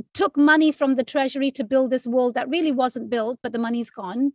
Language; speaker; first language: English; native; English